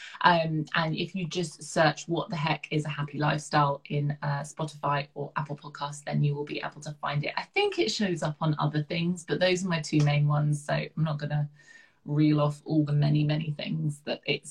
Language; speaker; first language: English; native; English